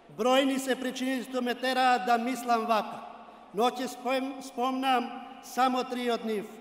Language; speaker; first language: Macedonian; non-native, local second language; Albanian